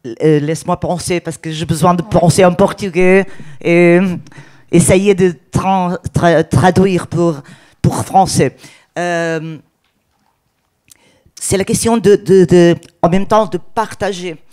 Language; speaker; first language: French; non-native, learner; Portuguese